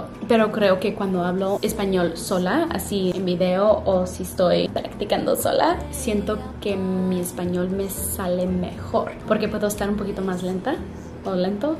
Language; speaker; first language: Spanish; early bilingual, heritage; Spanish